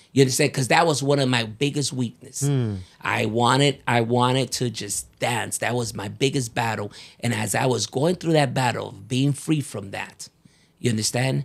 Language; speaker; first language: English; early bilingual, other home language; Spanish